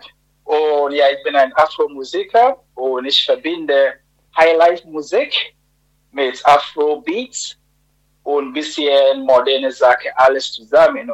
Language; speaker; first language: German; non-native, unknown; Akan